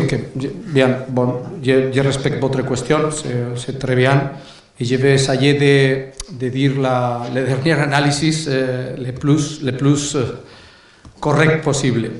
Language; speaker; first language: French; non-native, learner; Spanish